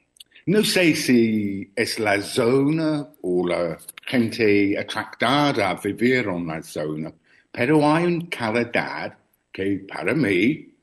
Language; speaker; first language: Spanish; non-native, learner; English